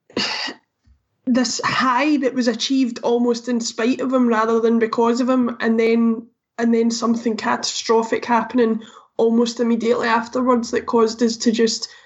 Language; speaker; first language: English; native; English